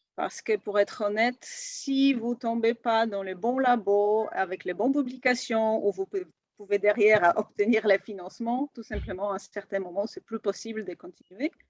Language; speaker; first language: French; non-native, fluent; Polish